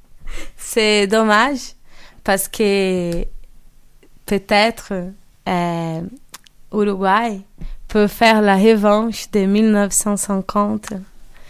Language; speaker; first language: French; non-native, learner; Portuguese